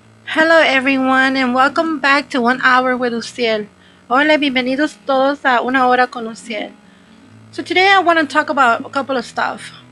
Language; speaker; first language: English; early bilingual, other home language; Spanish